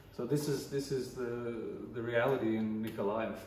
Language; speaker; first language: English; native; English